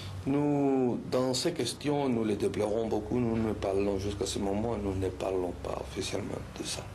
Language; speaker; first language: French; non-native, fluent; Spanish